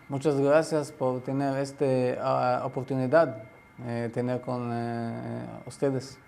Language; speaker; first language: Spanish; non-native, learner; Arabic